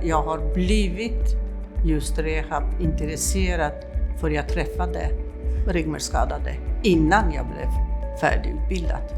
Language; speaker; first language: Swedish; non-native, fluent; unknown